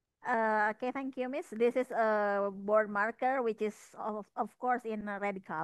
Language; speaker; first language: English; non-native, learner; Indonesian